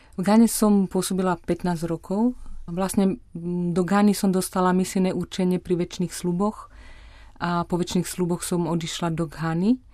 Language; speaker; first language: Slovak; native; Slovak